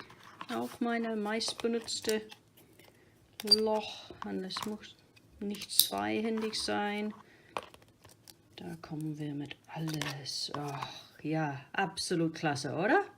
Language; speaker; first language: German; non-native, fluent; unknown